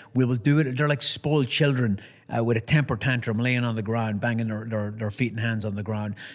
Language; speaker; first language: English; native; English